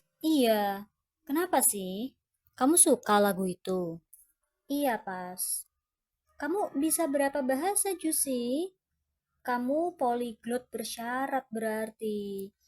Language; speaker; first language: Indonesian; non-native, fluent; Thai